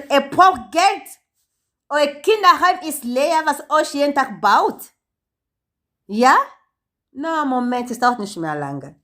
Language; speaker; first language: German; non-native, learner; Lingala